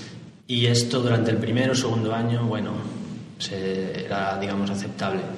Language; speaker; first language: Spanish; non-native, local second language; Catalan